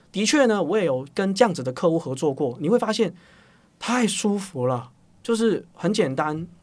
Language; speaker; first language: Chinese; non-native, local second language; Cantonese